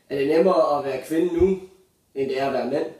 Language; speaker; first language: Danish; native; Danish